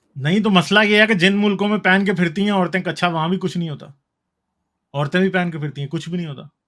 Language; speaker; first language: Urdu; native; Urdu